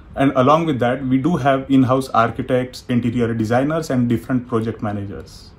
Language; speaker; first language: English; non-native, local second language; Marathi